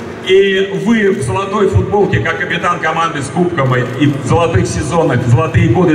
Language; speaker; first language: Russian; native; Russian